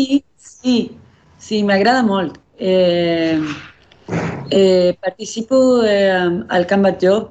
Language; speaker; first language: Catalan; non-native, learner; Spanish